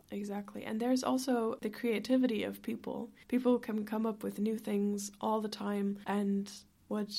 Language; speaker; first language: English; non-native, fluent; German